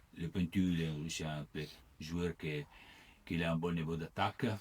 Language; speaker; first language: French; non-native, learner; Italian